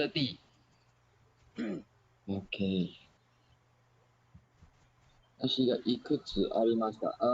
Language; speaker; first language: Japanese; non-native, learner; English